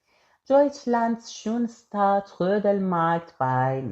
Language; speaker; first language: German; non-native, fluent; Persian